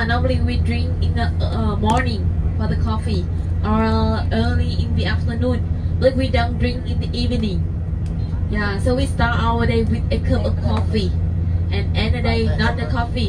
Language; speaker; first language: English; non-native, learner; Vietnamese